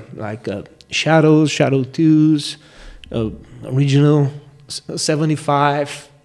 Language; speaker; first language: English; non-native, fluent; Bulgarian